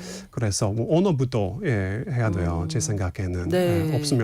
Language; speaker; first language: Korean; non-native, fluent; English